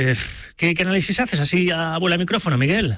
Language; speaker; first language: Spanish; native; Spanish